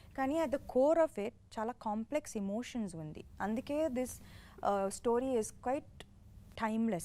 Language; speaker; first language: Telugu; non-native, fluent; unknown